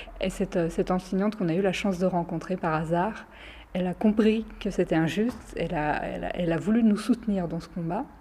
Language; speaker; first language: French; early bilingual, other home language; Romany